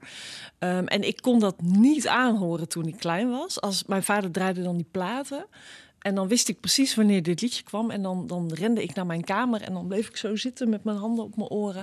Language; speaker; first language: Dutch; native; Dutch